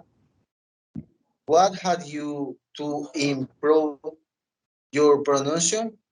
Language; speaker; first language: English; non-native, learner; Spanish